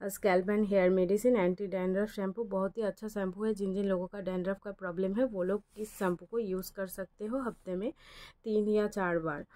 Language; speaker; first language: Hindi; non-native, local second language; Bangla